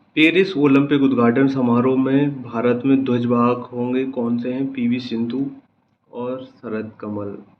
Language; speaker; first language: Hindi; native; Hindi